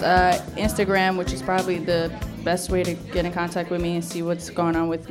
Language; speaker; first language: English; non-native, fluent; Portuguese